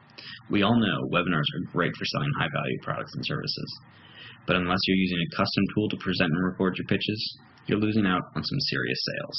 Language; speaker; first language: English; native; English